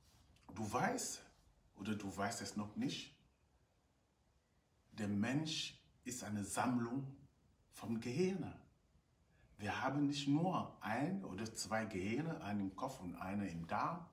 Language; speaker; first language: German; non-native, fluent; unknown